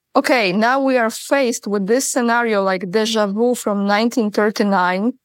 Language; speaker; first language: English; non-native, fluent; Polish